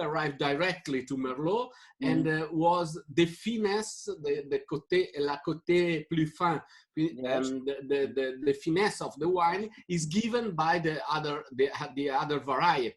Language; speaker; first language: English; non-native, fluent; Italian